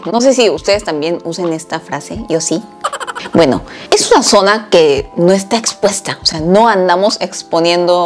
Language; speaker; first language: Spanish; non-native, fluent; Korean